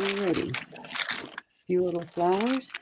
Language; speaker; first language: English; native; English